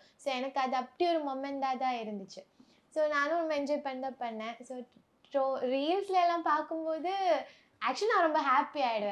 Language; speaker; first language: Tamil; non-native, local second language; Malayalam